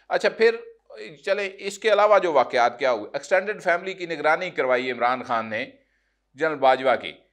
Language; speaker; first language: Urdu; non-native, local second language; Punjabi